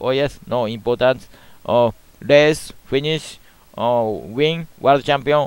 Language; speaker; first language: English; non-native, learner; Japanese